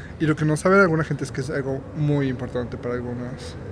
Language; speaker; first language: Spanish; native; Spanish